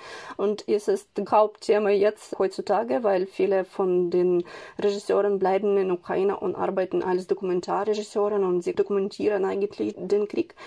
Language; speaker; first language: German; non-native, fluent; Ukrainian